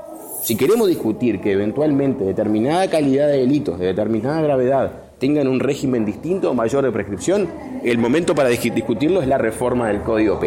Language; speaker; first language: Spanish; native; Spanish